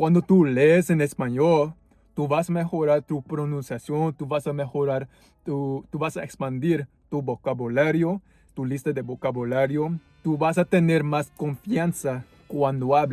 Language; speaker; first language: Spanish; early bilingual, heritage; English